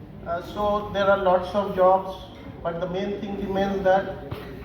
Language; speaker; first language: English; non-native, local second language; Bangla